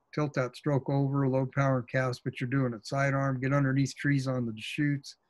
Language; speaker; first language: English; native; English